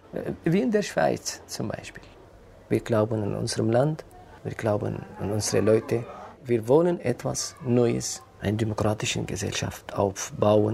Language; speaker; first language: German; non-native, fluent; Kurdish